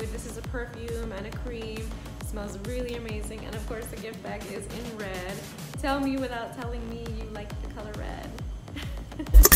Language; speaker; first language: English; early bilingual, other home language; Spanish